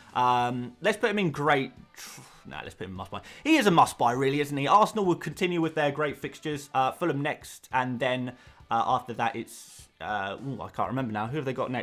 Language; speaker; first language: English; native; English